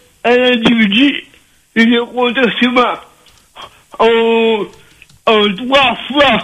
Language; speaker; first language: French; non-native, local second language; Réunion Creole French